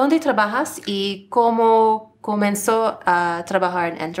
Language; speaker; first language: Spanish; non-native, learner; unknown